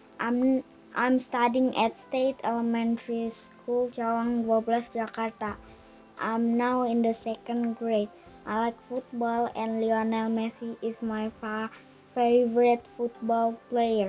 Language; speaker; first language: English; non-native, learner; Indonesian